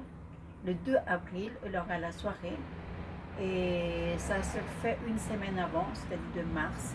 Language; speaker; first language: French; non-native, fluent; Spanish